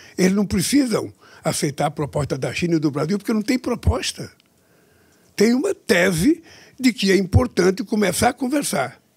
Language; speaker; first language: Portuguese; native; Portuguese